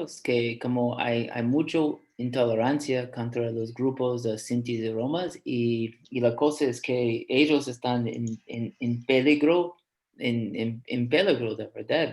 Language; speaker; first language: Spanish; non-native, fluent; English